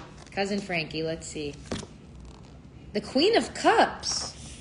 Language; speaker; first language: English; native; English